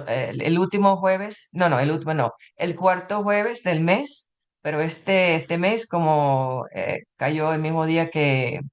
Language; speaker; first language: Spanish; non-native, fluent; English